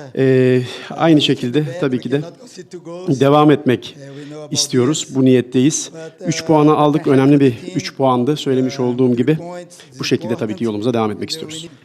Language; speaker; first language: Turkish; native; Turkish